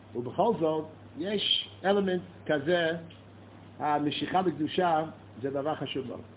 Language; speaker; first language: Hebrew; non-native, fluent; English